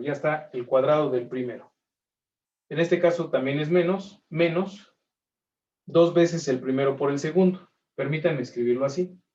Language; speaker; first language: Spanish; native; Spanish